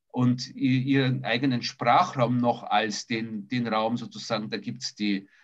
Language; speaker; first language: German; early bilingual, other home language; Russian